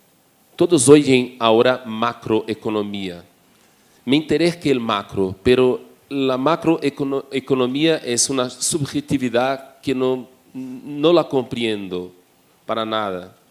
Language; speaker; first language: Spanish; non-native, fluent; Portuguese